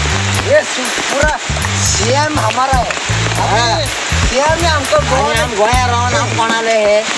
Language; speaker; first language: Hindi; non-native, local second language; Konkani